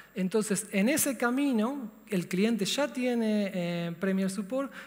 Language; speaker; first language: Spanish; native; Spanish